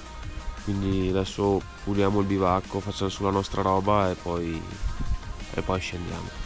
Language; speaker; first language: Italian; native; Italian